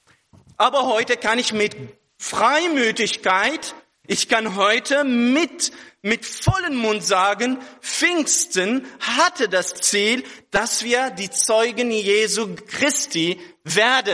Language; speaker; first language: German; non-native, fluent; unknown